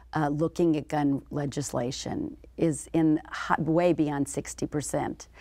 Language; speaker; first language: English; native; English